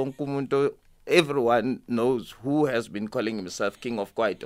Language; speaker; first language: English; non-native, local second language; Zulu